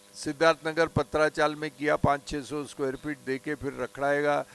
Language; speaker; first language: Hindi; non-native, local second language; Marathi